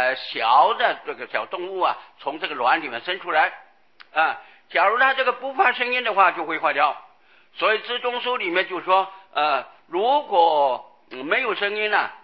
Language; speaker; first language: Chinese; non-native, local second language; Hakka Chinese